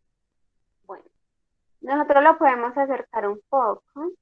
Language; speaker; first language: Spanish; native; Spanish